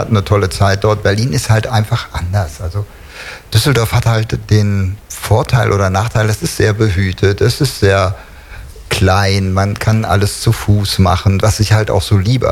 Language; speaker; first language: German; native; German